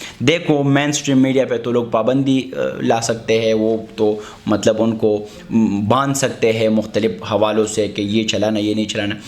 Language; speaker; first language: Urdu; non-native, local second language; Pashto